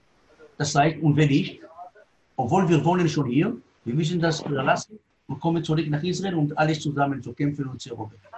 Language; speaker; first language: German; non-native, learner; Hebrew